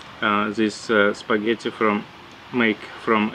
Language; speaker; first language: English; non-native, learner; Russian